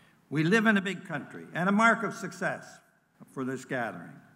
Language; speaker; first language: English; native; English